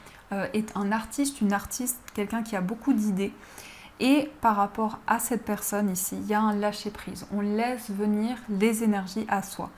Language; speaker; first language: French; native; French